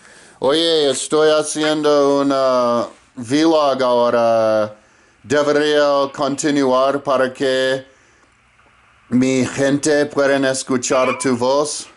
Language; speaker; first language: Spanish; non-native, learner; English